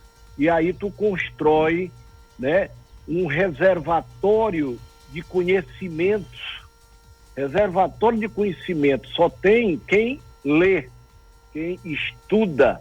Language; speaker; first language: Portuguese; native; Portuguese